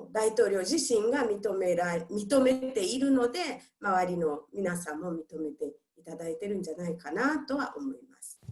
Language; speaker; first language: Japanese; non-native, fluent; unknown